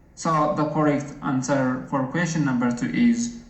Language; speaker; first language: English; non-native, local second language; Amharic